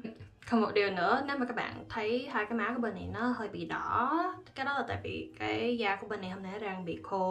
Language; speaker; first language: Vietnamese; early bilingual, heritage; Vietnamese